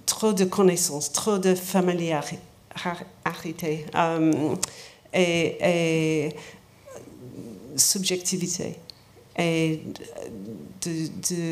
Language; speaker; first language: French; non-native, learner; English